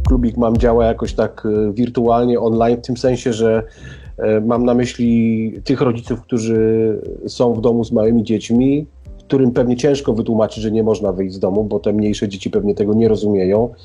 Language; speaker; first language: Polish; native; Polish